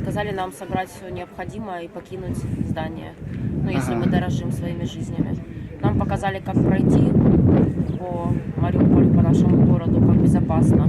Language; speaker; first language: Russian; native; Russian